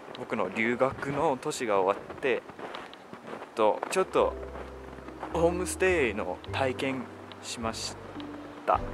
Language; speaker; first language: Japanese; non-native, learner; English